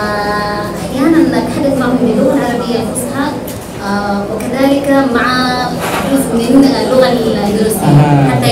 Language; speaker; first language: Arabic; early bilingual, other home language; Indonesian